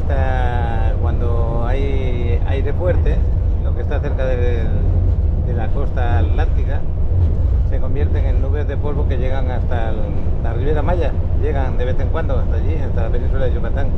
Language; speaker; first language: Spanish; native; Spanish